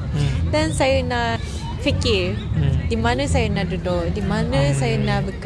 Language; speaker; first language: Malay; non-native, fluent; Japanese